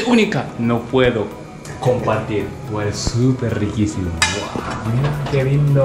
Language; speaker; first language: Spanish; non-native, learner; Japanese